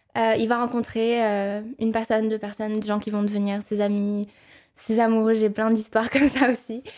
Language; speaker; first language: French; non-native, local second language; Arabic